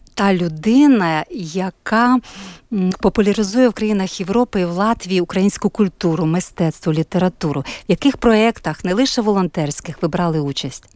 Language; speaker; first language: Ukrainian; native; Ukrainian